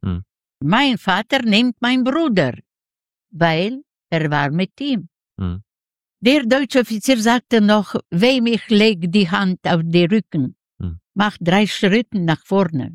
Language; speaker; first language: German; non-native, learner; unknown